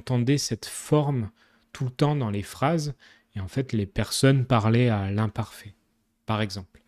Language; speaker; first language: French; native; French